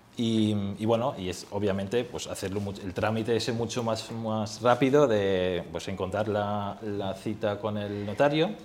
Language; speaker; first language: Spanish; non-native, fluent; German